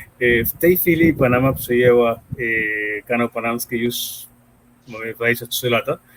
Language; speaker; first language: Polish; non-native, fluent; Spanish